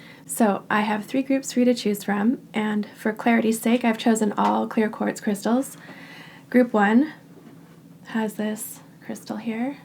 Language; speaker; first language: English; native; English